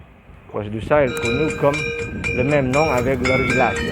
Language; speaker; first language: French; non-native, learner; Indonesian